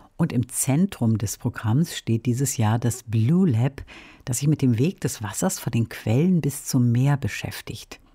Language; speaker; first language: German; native; German